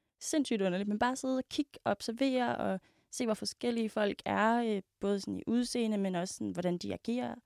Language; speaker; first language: Danish; native; Danish